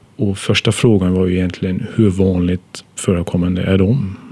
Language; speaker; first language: Swedish; non-native, fluent; German